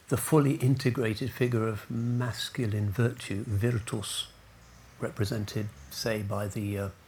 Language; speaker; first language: English; native; English